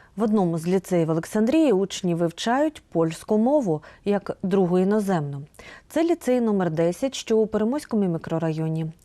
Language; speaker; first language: Ukrainian; native; Ukrainian